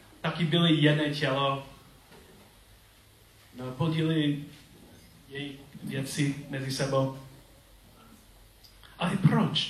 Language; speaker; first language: Czech; non-native, learner; English